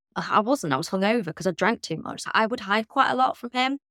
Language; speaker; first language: English; native; English